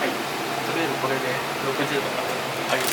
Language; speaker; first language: Japanese; native; Japanese